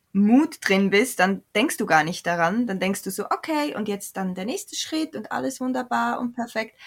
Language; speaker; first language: German; native; German